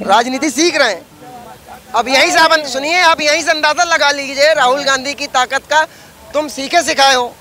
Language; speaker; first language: Hindi; native; Hindi